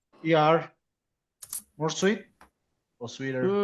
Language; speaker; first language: English; non-native, learner; Spanish